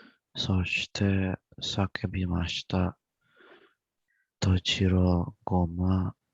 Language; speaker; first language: Japanese; non-native, learner; Indonesian